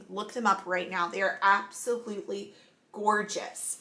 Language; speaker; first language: English; native; English